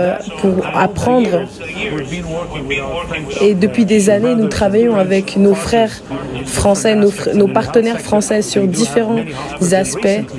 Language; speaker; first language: French; non-native, fluent; Arabic